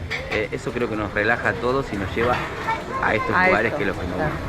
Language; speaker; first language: Spanish; native; Spanish